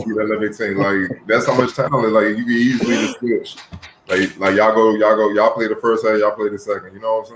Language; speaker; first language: English; native; English